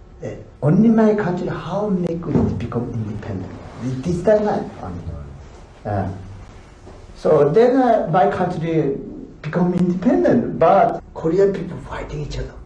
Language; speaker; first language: English; non-native, learner; Korean